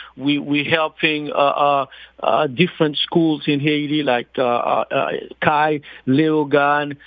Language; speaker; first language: English; non-native, fluent; Haitian Creole